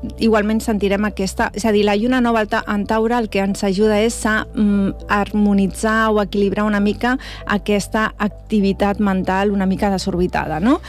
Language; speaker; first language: Catalan; non-native, local second language; Spanish